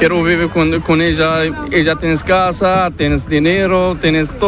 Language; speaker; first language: Spanish; non-native, learner; Arabic